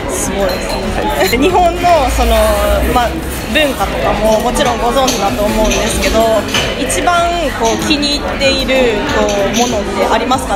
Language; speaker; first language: Japanese; native; Japanese